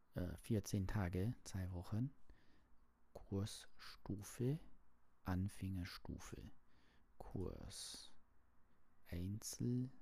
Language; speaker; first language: German; non-native, learner; English